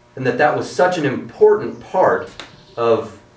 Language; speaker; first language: English; native; English